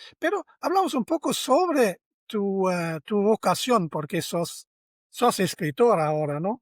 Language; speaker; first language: Spanish; non-native, fluent; German